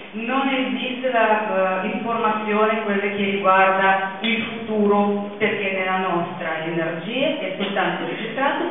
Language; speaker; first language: Italian; non-native, fluent; Russian